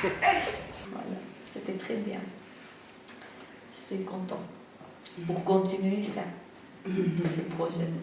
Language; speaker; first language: French; non-native, learner; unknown